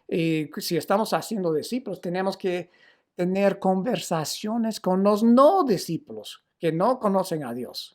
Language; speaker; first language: Spanish; non-native, fluent; English